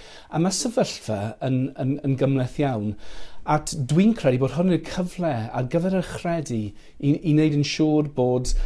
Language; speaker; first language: Welsh; non-native, fluent; English